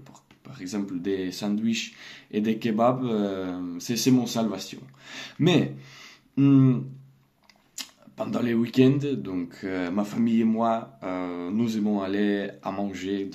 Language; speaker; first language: French; non-native, learner; Russian